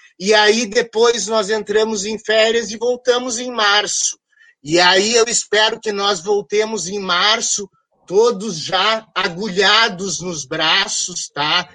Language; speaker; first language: Portuguese; native; Portuguese